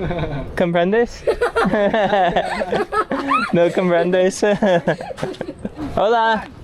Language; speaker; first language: Spanish; non-native, learner; English